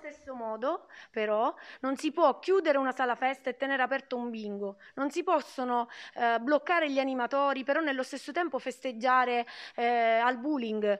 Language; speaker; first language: Italian; native; Italian